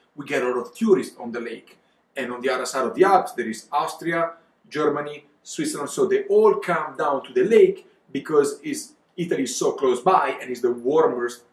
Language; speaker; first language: English; non-native, fluent; Italian